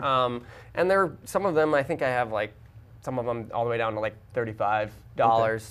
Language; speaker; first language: English; native; English